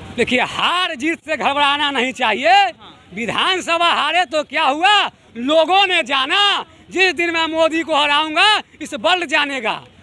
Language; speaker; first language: Hindi; native; Hindi